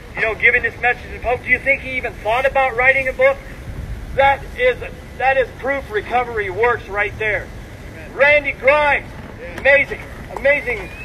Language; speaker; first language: English; native; English